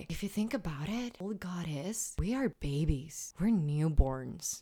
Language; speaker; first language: English; non-native, fluent; Spanish